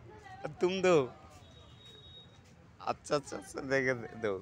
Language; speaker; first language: Hindi; non-native, learner; Bangla